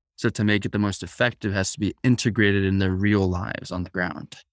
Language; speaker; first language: English; native; English